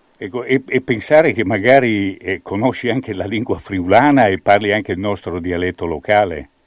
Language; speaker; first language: Italian; native; Italian